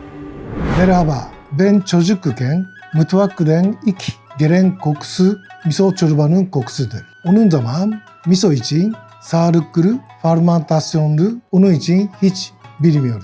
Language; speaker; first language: Turkish; non-native, learner; Japanese